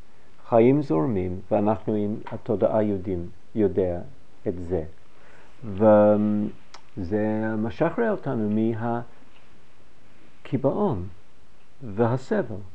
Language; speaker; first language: Hebrew; non-native, fluent; English